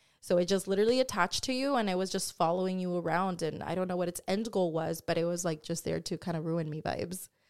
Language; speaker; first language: English; early bilingual, other home language; Spanish